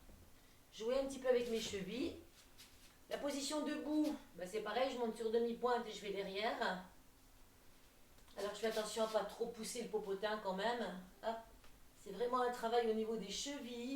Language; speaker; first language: French; native; French